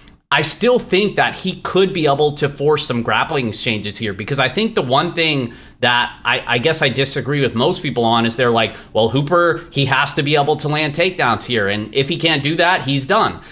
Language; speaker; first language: English; native; English